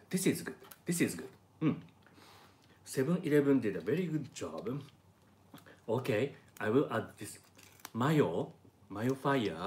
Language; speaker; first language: English; non-native, learner; Japanese